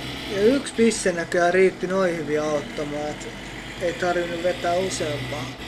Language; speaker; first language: Finnish; native; Finnish